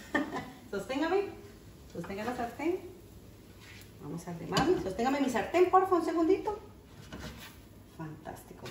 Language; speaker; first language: Spanish; native; Spanish